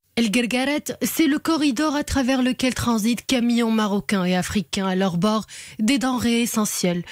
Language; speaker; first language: French; non-native, local second language; Arabic